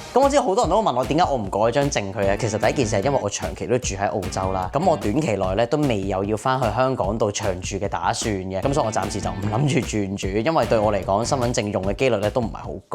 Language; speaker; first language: Cantonese; native; Cantonese